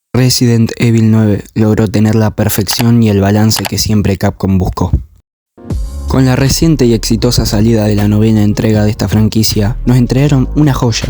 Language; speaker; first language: Spanish; native; Spanish